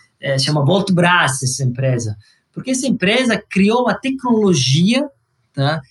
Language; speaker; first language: Portuguese; non-native, fluent; Italian